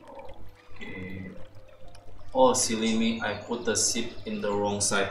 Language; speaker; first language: English; non-native, learner; Indonesian